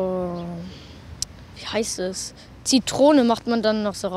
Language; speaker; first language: German; native; German